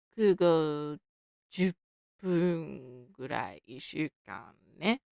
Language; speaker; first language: Japanese; non-native, learner; English